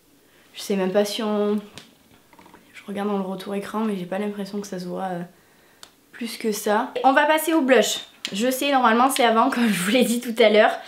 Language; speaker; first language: French; native; French